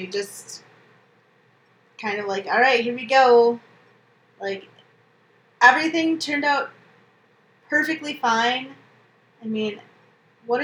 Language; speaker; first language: English; native; English